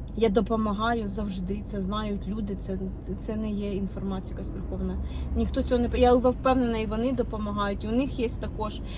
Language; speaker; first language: Ukrainian; non-native, local second language; Russian